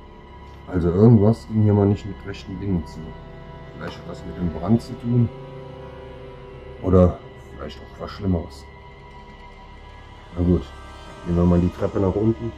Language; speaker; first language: German; native; German